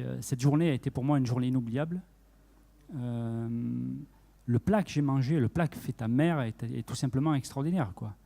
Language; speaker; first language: French; native; French